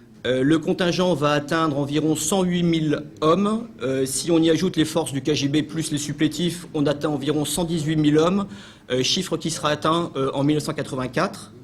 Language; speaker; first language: French; native; French